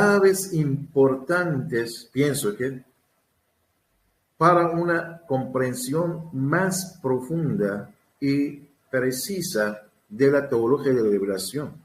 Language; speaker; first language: Spanish; non-native, learner; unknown